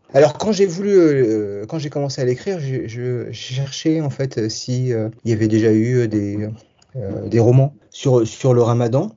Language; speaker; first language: French; early bilingual, other home language; Tachelhit